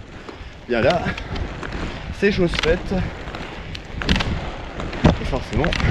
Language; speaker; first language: French; native; French